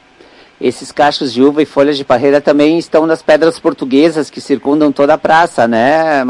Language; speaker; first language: Portuguese; native; Portuguese